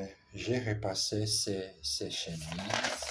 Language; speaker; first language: French; non-native, learner; Portuguese